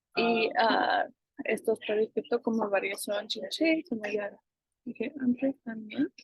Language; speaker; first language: Spanish; non-native, fluent; English